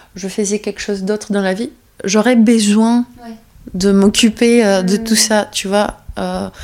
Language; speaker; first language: French; non-native, fluent; Greek